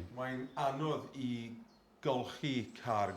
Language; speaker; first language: Welsh; non-native, learner; English